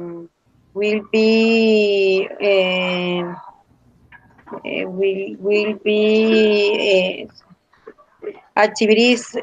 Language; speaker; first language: English; non-native, learner; Spanish